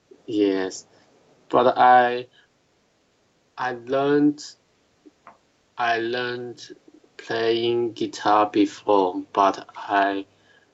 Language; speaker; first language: English; non-native, learner; Chinese